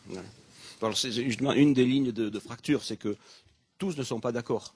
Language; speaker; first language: French; native; French